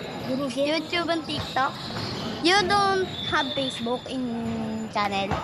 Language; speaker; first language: English; non-native, local second language; Filipino